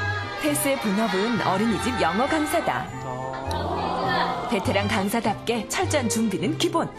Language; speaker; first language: Korean; native; Korean